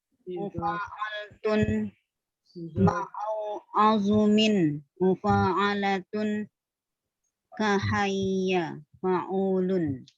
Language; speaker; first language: Arabic; non-native, learner; Indonesian